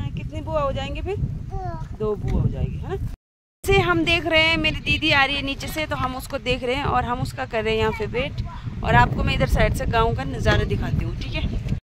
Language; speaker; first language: Hindi; non-native, local second language; Garhwali